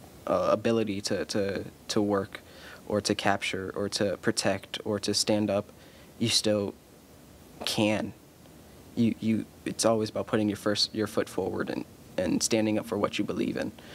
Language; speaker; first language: English; early bilingual, other home language; Spanish